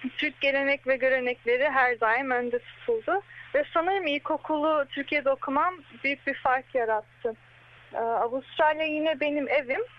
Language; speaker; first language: Turkish; early bilingual, heritage; Turkish